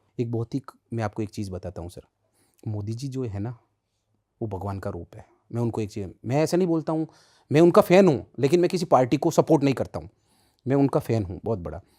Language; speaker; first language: Hindi; native; Hindi